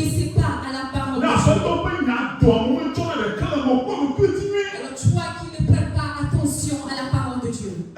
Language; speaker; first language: French; non-native, local second language; Ewe